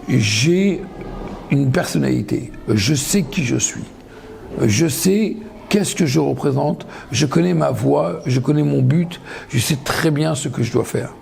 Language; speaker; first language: French; native; French